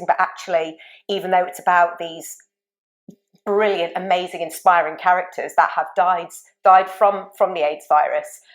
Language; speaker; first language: English; native; English